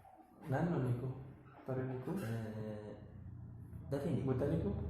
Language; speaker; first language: Japanese; non-native, learner; Indonesian